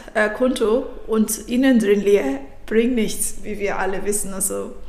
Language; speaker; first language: German; non-native, fluent; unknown